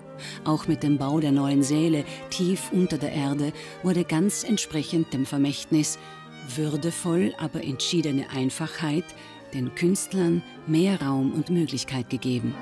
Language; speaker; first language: German; native; German